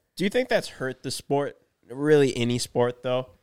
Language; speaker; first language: English; native; English